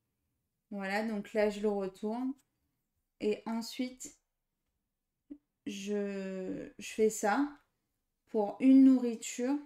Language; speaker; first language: French; native; French